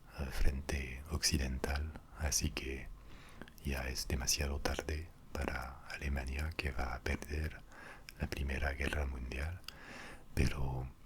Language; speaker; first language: Spanish; non-native, fluent; French